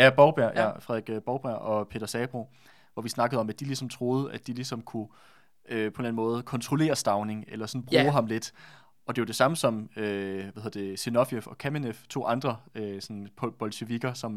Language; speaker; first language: Danish; native; Danish